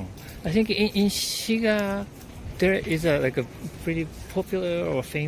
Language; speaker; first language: English; non-native, learner; Japanese